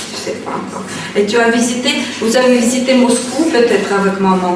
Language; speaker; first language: French; non-native, fluent; Russian